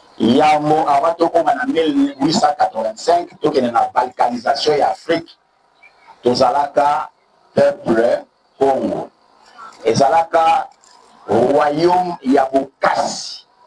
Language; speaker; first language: Lingala; non-native, local second language; Kongo